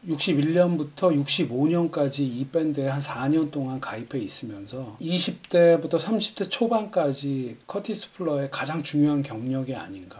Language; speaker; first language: Korean; native; Korean